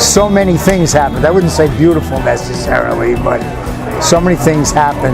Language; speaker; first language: English; native; English